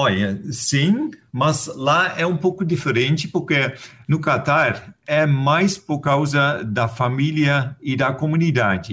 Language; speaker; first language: Portuguese; non-native, fluent; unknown